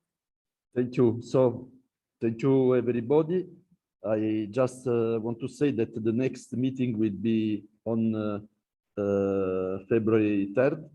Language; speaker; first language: English; non-native, learner; Italian